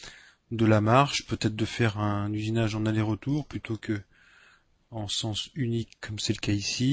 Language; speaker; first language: French; native; French